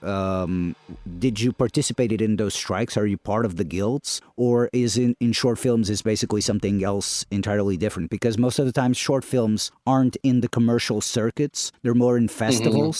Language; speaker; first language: English; non-native, fluent; Portuguese